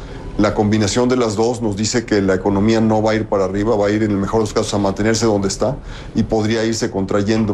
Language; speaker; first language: Spanish; native; Spanish